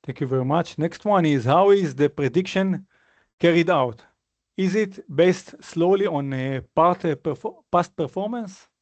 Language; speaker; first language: English; non-native, fluent; Hebrew